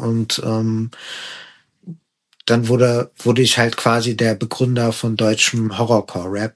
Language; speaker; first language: German; early bilingual, other home language; Persian